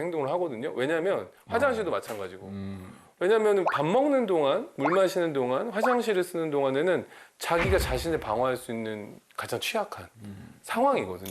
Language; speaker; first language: Korean; native; Korean